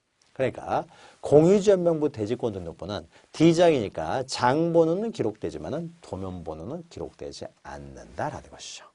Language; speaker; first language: Korean; native; Korean